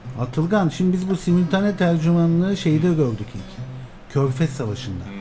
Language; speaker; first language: Turkish; native; Turkish